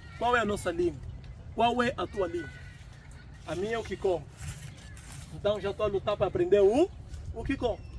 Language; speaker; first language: Portuguese; native; Portuguese